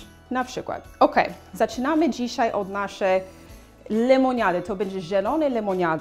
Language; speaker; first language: Polish; non-native, learner; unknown